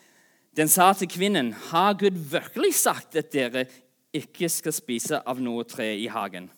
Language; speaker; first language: Norwegian; non-native, fluent; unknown